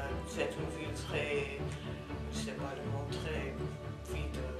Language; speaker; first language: French; non-native, fluent; English